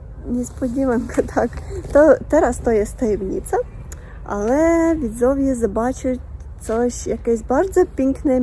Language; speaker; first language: Polish; non-native, learner; Russian